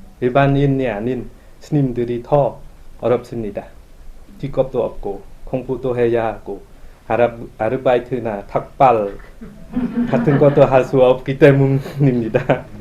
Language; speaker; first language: Korean; non-native, fluent; Khmer